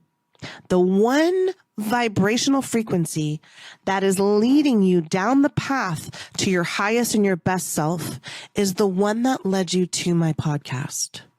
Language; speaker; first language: English; native; English